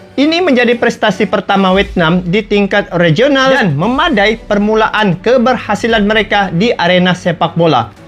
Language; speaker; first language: Malay; native; Malay